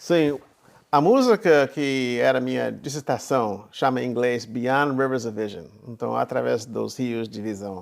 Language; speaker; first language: Portuguese; non-native, fluent; English